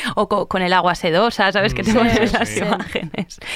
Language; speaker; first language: Spanish; native; Spanish